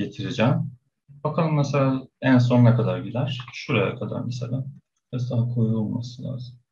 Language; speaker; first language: Turkish; non-native, fluent; Persian